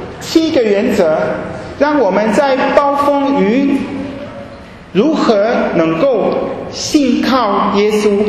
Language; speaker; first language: Chinese; non-native, fluent; German